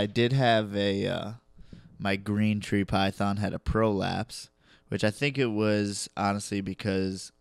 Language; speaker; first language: English; native; English